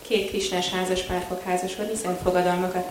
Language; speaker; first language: Hungarian; native; Hungarian